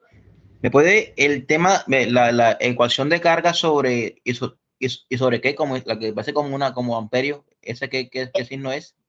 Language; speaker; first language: Spanish; native; Spanish